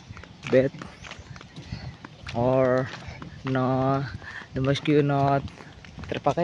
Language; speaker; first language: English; non-native, learner; Indonesian